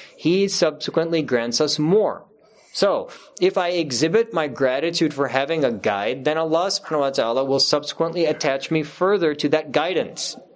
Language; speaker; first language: English; native; English